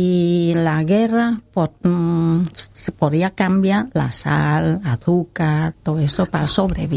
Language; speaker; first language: Spanish; non-native, learner; Khmer